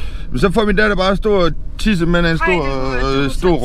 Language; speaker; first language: Danish; native; Danish